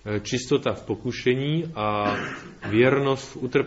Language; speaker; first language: Czech; native; Czech